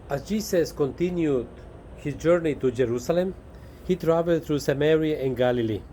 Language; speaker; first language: English; non-native, fluent; Spanish